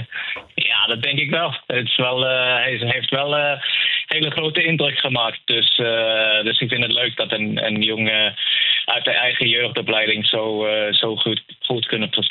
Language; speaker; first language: Dutch; non-native, fluent; Norwegian